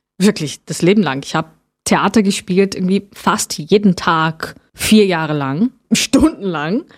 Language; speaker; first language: German; non-native, fluent; Portuguese